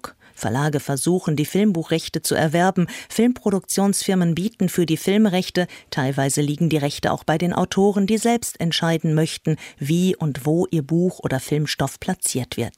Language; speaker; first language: German; native; German